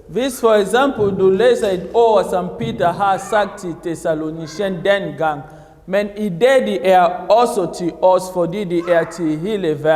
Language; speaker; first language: Danish; non-native, fluent; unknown